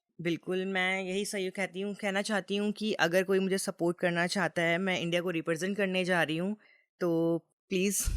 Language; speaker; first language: Hindi; native; Hindi